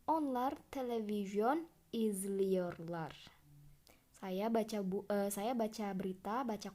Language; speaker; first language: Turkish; non-native, fluent; Indonesian